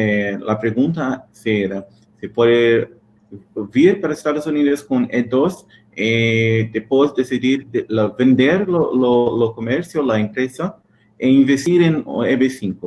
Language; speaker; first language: Spanish; non-native, learner; Portuguese